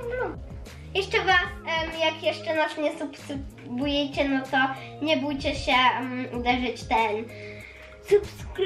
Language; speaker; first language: Polish; early bilingual, heritage; Polish